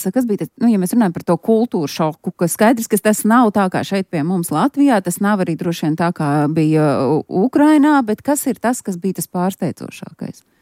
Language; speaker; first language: Latvian; native; Latvian